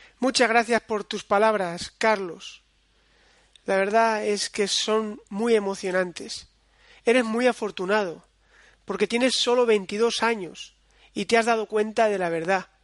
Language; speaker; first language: Spanish; native; Spanish